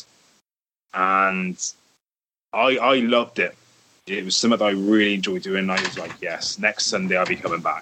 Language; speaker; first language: English; native; English